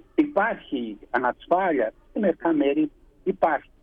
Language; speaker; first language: Greek; early bilingual, heritage; Greek